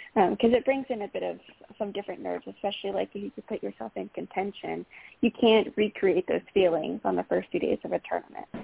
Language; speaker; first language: English; native; English